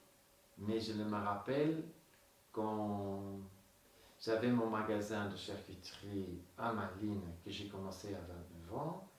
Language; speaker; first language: French; non-native, local second language; Dutch